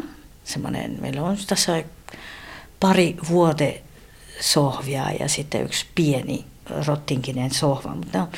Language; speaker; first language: Finnish; non-native, fluent; French